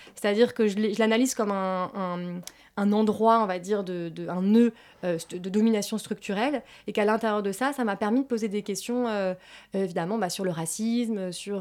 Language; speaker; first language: French; native; French